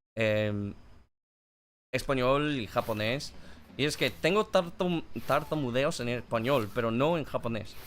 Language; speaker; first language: Spanish; non-native, learner; English